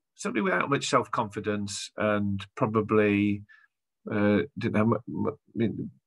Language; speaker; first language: English; native; English